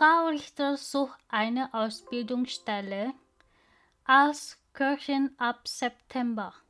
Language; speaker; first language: German; non-native, learner; Indonesian